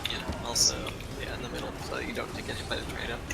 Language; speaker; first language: English; native; English